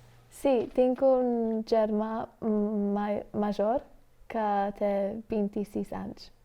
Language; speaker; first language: Catalan; non-native, fluent; English